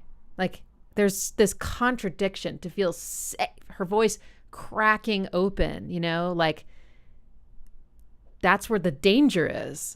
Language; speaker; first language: English; native; English